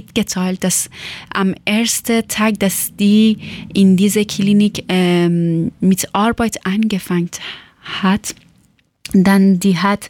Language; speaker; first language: German; non-native, learner; Persian